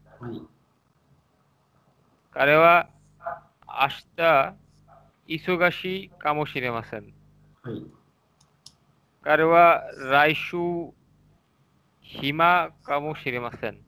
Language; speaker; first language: Japanese; non-native, learner; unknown